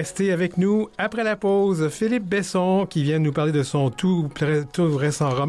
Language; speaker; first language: French; native; French